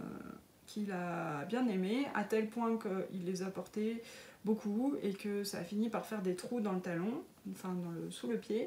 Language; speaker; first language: French; native; French